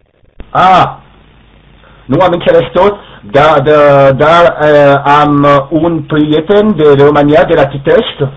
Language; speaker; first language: Romanian; non-native, learner; French